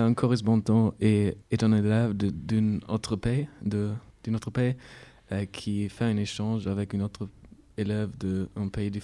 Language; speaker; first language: French; non-native, learner; German